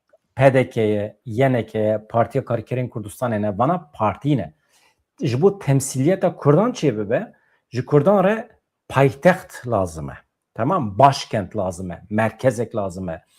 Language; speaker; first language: Kurdish; native; Kurdish